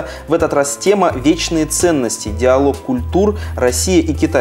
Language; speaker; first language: Russian; native; Russian